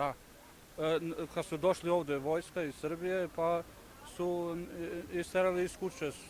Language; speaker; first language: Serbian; non-native, local second language; Albanian